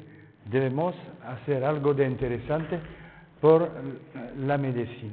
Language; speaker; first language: Spanish; non-native, fluent; French